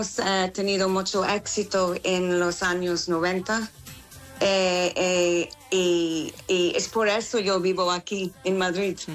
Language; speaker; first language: Spanish; non-native, fluent; English